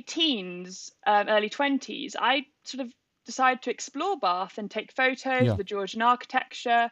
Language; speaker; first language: English; native; English